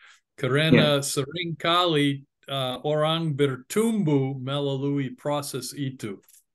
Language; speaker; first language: Indonesian; non-native, fluent; English